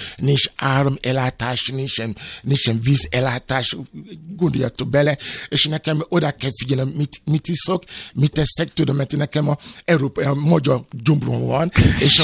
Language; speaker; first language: Hungarian; non-native, fluent; Yoruba